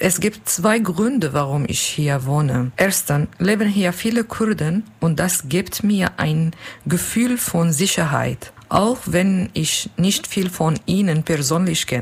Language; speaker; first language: German; non-native, learner; Kurdish